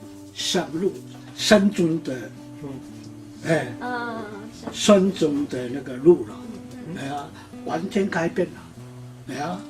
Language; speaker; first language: Chinese; non-native, local second language; Amis